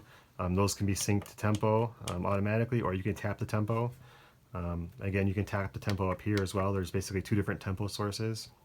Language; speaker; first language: English; native; English